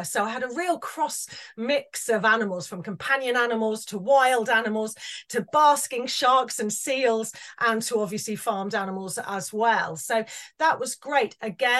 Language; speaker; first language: English; native; English